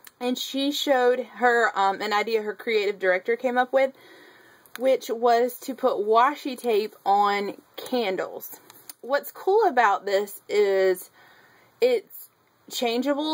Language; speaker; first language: English; native; English